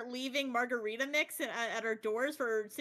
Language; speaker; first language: English; native; English